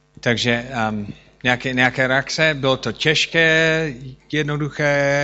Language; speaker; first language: Czech; non-native, fluent; English